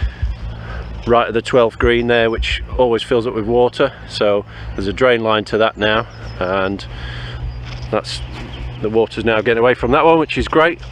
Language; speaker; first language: English; native; English